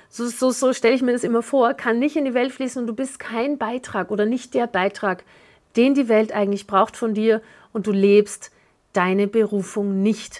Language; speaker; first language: German; native; German